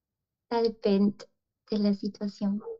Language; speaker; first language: French; non-native, learner; Spanish